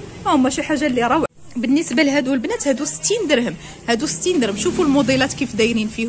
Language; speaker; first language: Arabic; native; Arabic